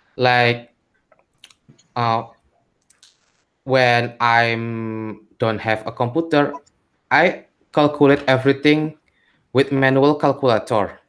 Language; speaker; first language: English; non-native, learner; Indonesian